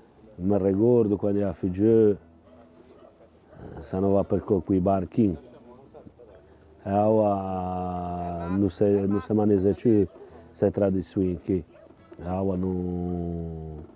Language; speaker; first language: Italian; non-native, local second language; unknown